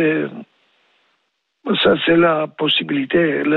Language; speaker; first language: French; non-native, learner; Spanish